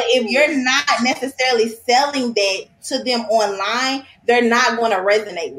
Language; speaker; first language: English; native; English